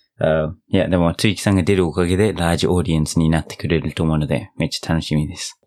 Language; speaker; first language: Japanese; non-native, fluent; English